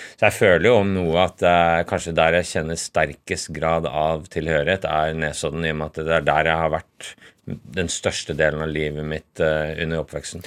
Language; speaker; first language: Norwegian; native; Norwegian